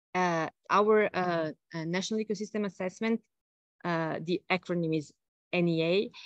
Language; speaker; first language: English; non-native, fluent; Bosnian